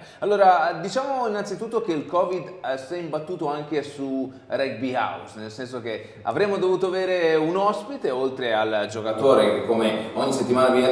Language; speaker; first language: Italian; native; Italian